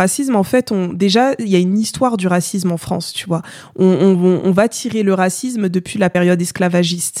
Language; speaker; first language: French; native; French